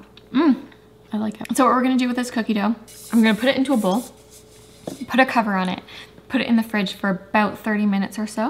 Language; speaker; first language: English; native; English